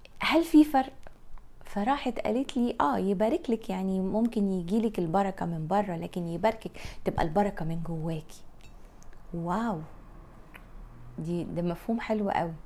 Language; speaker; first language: Arabic; native; Arabic